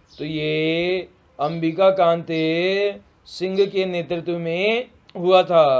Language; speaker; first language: Hindi; native; Hindi